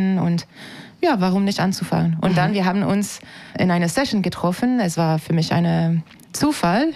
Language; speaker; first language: German; non-native, fluent; French